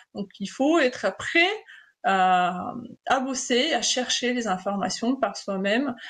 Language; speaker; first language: French; non-native, fluent; Russian